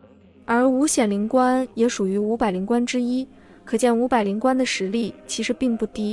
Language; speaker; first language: Chinese; native; Chinese